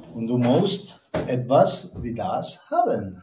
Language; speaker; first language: German; non-native, learner; Spanish